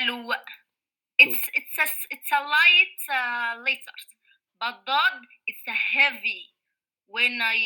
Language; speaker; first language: English; non-native, learner; Arabic